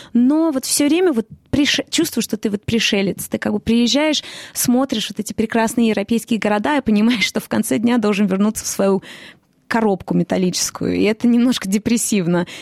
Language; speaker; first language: Russian; early bilingual, heritage; Russian